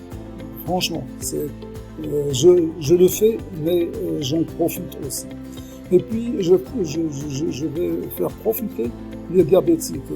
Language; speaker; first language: French; non-native, local second language; Arabic